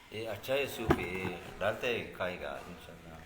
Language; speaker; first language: Hindi; non-native, learner; Pashto